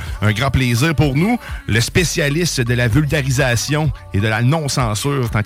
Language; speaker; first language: French; native; French